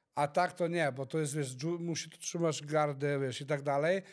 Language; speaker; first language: Polish; early bilingual, heritage; Polish